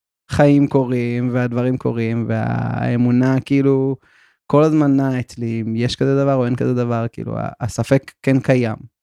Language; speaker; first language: Hebrew; native; Hebrew